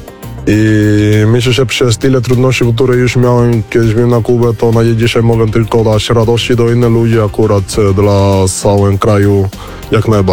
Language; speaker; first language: Polish; non-native, learner; Spanish